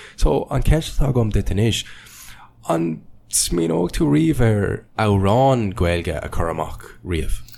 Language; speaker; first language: Irish; non-native, local second language; English